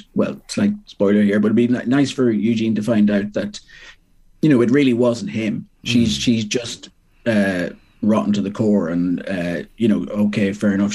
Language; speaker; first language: English; native; English